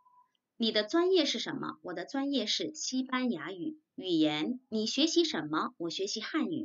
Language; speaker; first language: Chinese; non-native, fluent; Korean